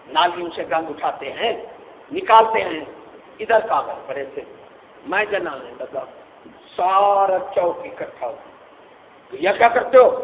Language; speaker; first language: Urdu; non-native, local second language; Punjabi